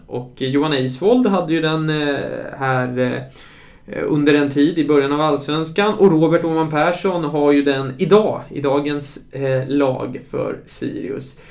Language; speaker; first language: Swedish; native; Swedish